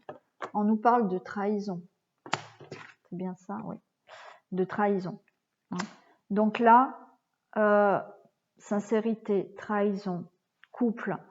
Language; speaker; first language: French; native; French